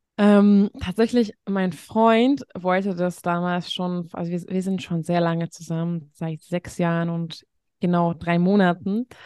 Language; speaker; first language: German; non-native, fluent; Hungarian